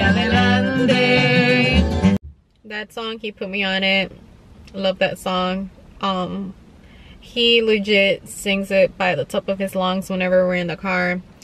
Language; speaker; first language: English; early bilingual, other home language; Spanish